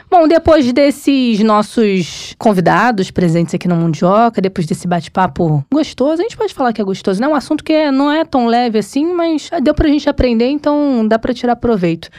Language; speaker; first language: Portuguese; native; Portuguese